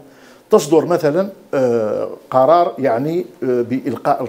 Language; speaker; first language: Arabic; native; Arabic